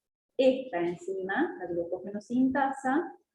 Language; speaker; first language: Spanish; native; Spanish